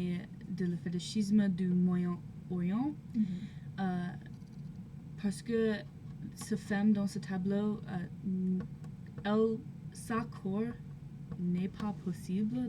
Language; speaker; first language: French; non-native, learner; English